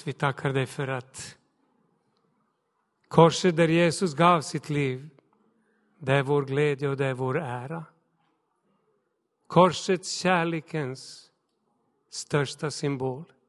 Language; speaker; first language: Swedish; non-native, fluent; Serbian